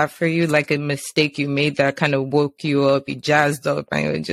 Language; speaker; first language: English; non-native, local second language; Yoruba